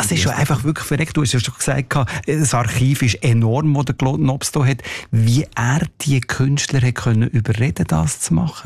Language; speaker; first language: German; native; German